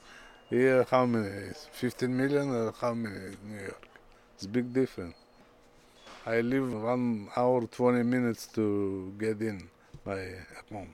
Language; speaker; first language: English; non-native, learner; Russian